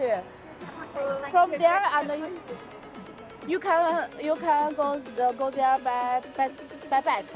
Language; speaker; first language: English; non-native, learner; Chinese